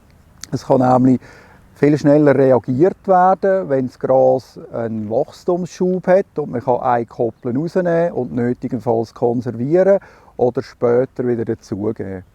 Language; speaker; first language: German; native; German